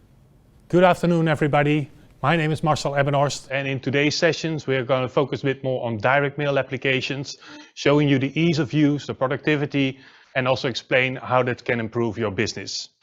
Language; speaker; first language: English; non-native, fluent; Dutch